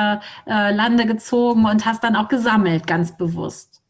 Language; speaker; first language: German; native; German